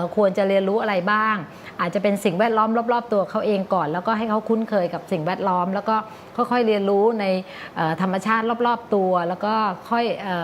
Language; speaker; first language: Thai; native; Thai